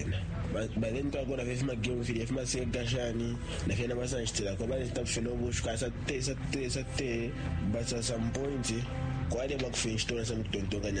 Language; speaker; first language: English; non-native, local second language; Bemba